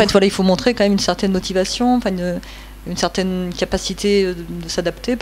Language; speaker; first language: French; native; French